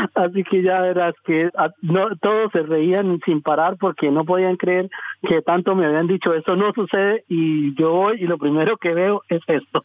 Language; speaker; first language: Spanish; native; Spanish